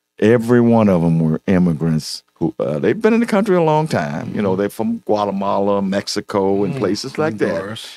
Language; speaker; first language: English; native; English